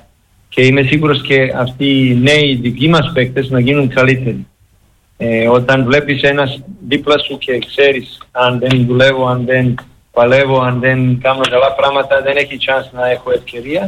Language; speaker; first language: Greek; non-native, fluent; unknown